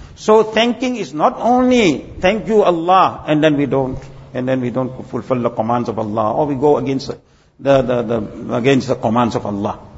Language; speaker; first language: English; native; English